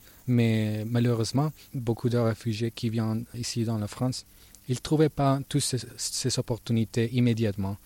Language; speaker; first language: French; non-native, learner; Spanish